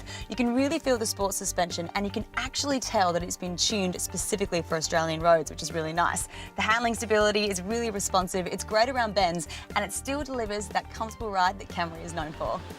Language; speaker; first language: English; native; English